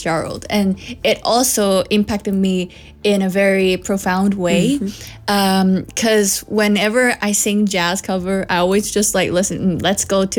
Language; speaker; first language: English; non-native, local second language; Cantonese